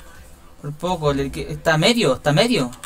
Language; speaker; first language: Spanish; native; Spanish